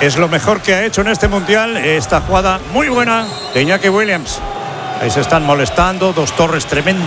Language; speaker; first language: Spanish; native; Spanish